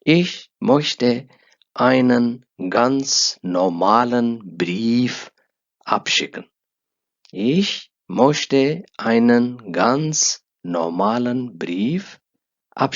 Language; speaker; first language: German; non-native, fluent; Urdu